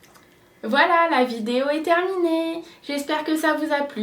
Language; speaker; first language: French; native; French